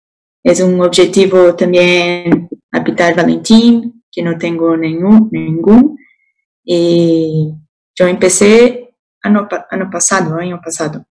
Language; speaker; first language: Spanish; non-native, learner; Portuguese